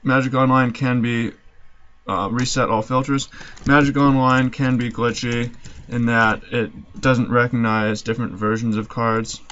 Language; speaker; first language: English; native; English